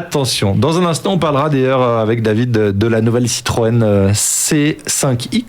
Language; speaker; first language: French; native; French